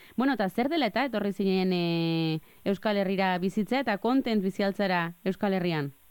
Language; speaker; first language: Basque; native; Basque